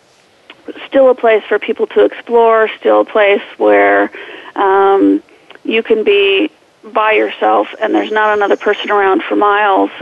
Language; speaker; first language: English; native; English